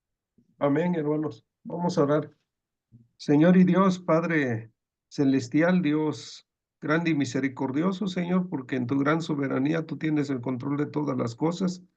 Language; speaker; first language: Spanish; native; Spanish